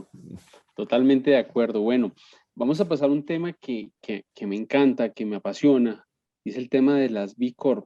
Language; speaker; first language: Spanish; native; Spanish